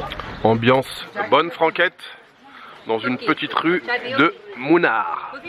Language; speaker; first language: French; native; French